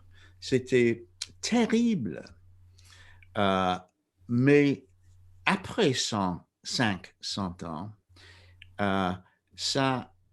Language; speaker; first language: French; non-native, fluent; English